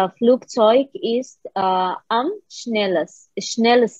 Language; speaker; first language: German; non-native, learner; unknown